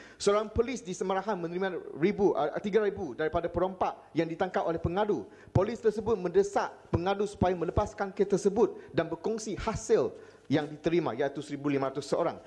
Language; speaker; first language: Malay; non-native, local second language; Chinese